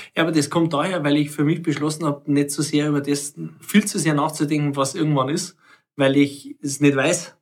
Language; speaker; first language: German; native; German